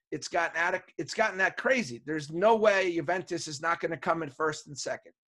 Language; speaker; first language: English; native; English